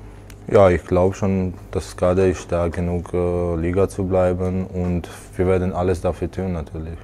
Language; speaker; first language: German; non-native, learner; Slovak